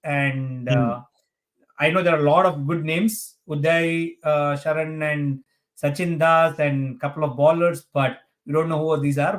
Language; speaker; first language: English; non-native, local second language; Hindi